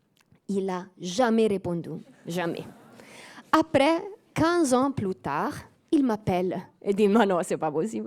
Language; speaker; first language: French; non-native, fluent; Italian